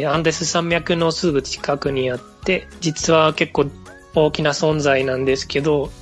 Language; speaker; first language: Japanese; non-native, fluent; Spanish